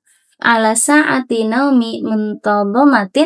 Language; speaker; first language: Arabic; non-native, learner; Indonesian